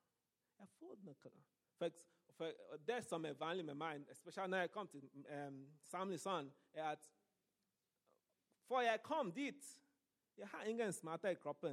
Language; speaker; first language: Norwegian; non-native, fluent; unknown